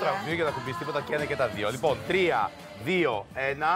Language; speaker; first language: Greek; native; Greek